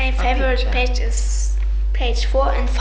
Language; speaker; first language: English; non-native, learner; German